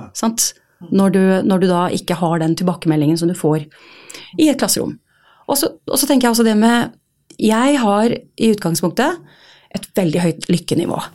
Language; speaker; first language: Norwegian; native; Norwegian